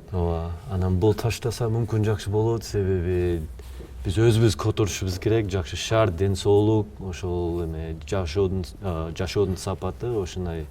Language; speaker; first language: Kyrgyz; non-native, fluent; English